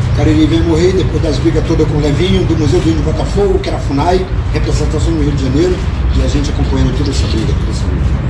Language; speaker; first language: Portuguese; non-native, local second language; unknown